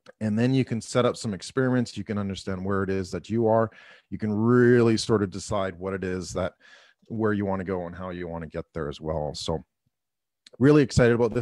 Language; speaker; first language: English; native; English